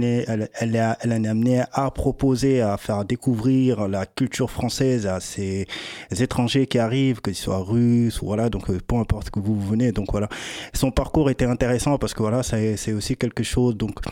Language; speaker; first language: French; native; French